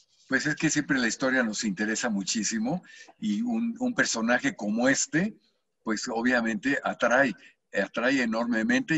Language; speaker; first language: Spanish; native; Spanish